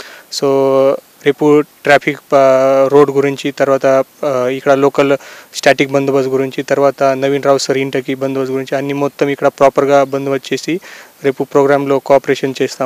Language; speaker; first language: Telugu; non-native, learner; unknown